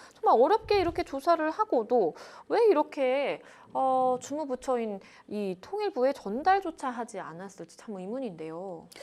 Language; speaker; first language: Korean; native; Korean